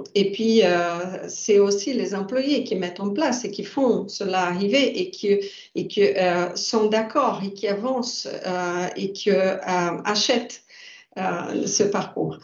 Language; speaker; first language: French; non-native, fluent; Portuguese